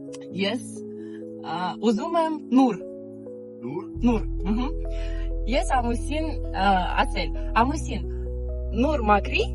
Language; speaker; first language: Armenian; non-native, learner; Russian